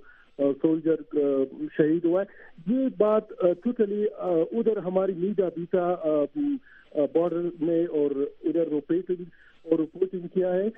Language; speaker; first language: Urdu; non-native, learner; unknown